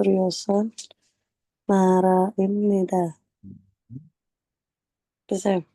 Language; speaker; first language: Korean; non-native, learner; Indonesian